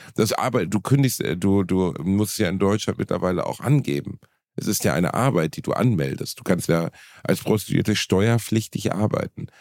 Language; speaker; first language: German; native; German